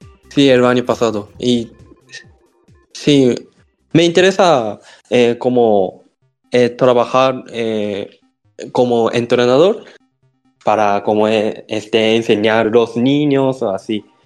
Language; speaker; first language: Spanish; non-native, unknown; Japanese